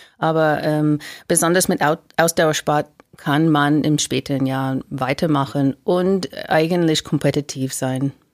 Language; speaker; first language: German; non-native, fluent; English